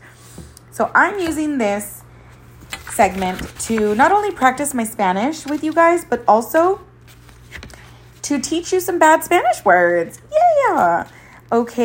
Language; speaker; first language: English; native; English